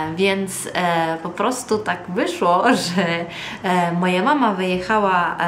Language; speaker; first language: Polish; early bilingual, other home language; Italian